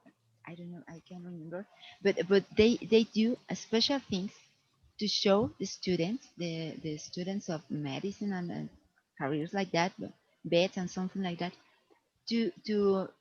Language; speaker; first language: English; non-native, fluent; Spanish